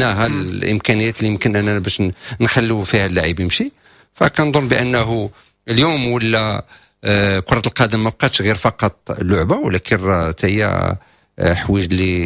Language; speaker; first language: Arabic; native; Arabic